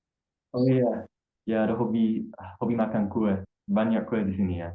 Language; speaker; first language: Indonesian; non-native, fluent; English